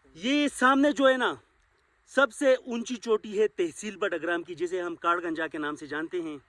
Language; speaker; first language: Urdu; non-native, local second language; Pashto